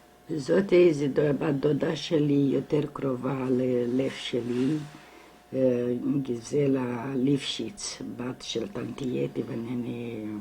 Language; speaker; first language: Hebrew; non-native, fluent; Romanian